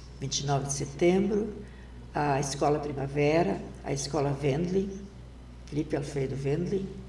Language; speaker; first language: Portuguese; non-native, local second language; German